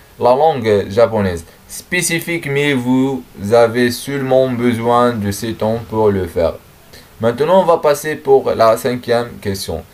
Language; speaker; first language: French; non-native, learner; Arabic